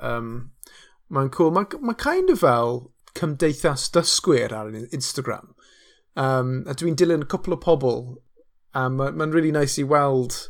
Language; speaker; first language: Welsh; non-native, local second language; English